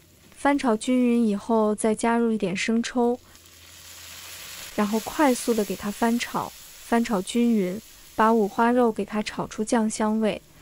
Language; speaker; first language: Chinese; native; Chinese